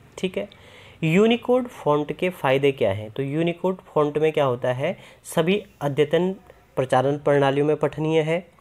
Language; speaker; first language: Hindi; native; Hindi